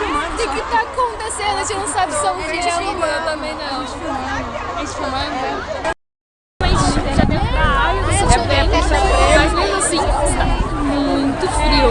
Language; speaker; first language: Portuguese; native; Portuguese